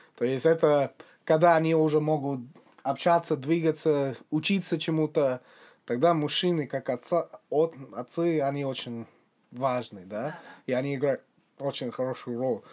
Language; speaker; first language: Russian; non-native, fluent; English